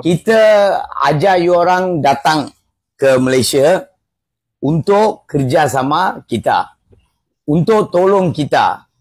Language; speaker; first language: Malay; non-native, local second language; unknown